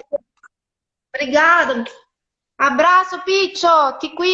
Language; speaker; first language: Portuguese; non-native, fluent; Italian